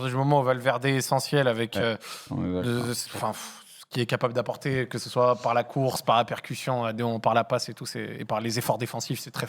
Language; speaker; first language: French; native; French